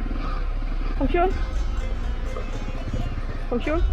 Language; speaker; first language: French; non-native, learner; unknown